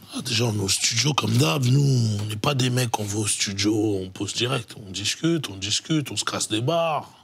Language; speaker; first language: French; native; French